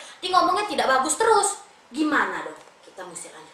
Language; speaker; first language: Indonesian; native; Indonesian